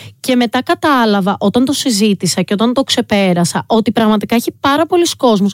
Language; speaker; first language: Greek; native; Greek